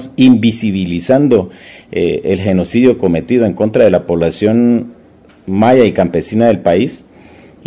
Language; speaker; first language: Spanish; native; Spanish